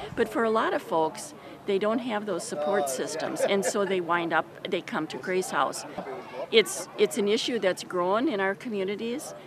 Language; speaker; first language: English; native; English